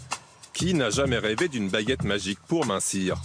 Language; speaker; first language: French; native; French